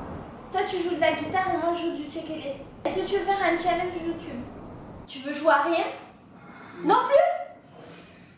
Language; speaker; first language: French; native; French